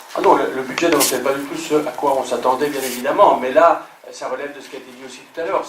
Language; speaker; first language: French; native; French